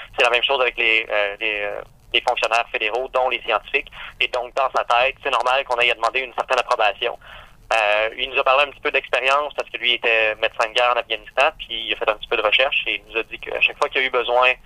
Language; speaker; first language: French; native; French